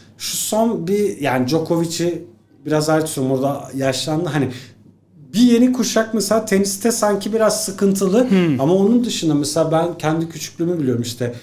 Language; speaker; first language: Turkish; early bilingual, other home language; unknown